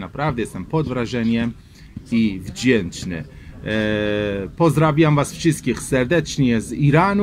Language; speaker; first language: Polish; non-native, learner; Persian